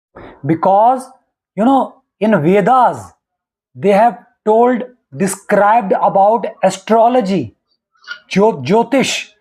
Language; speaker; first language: English; non-native, local second language; Hindi